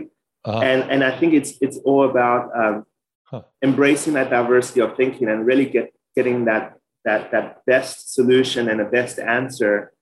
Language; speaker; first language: English; early bilingual, other home language; Chinese